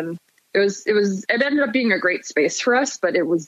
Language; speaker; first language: English; native; English